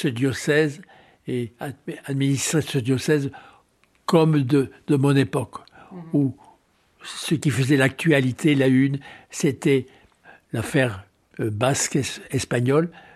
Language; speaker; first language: French; native; French